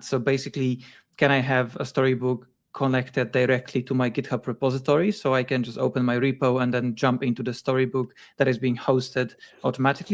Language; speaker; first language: English; non-native, fluent; Polish